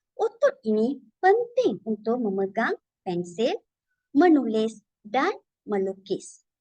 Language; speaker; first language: Malay; non-native, local second language; Tamil